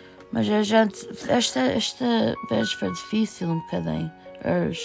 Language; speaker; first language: Portuguese; early bilingual, heritage; Portuguese